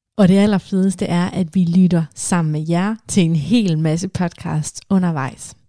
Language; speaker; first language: Danish; native; Danish